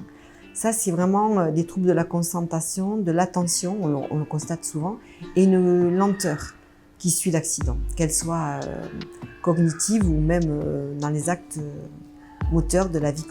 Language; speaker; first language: French; native; French